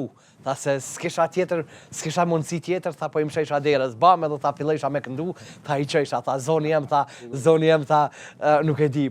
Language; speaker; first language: Albanian; native; Albanian